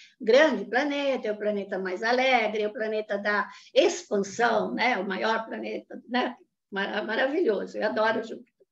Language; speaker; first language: Portuguese; non-native, fluent; Italian